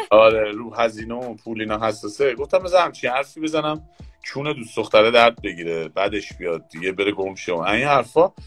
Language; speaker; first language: Persian; native; Persian